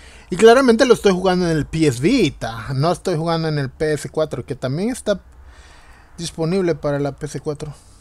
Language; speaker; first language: Spanish; native; Spanish